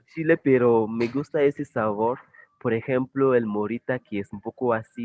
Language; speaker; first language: Spanish; non-native, fluent; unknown